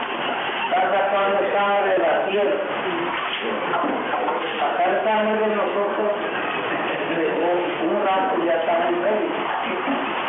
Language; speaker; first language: Spanish; non-native, local second language; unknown